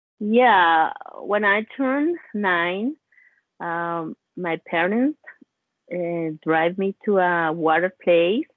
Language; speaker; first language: English; non-native, learner; Spanish